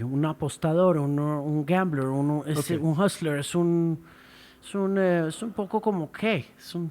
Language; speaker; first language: Spanish; non-native, fluent; English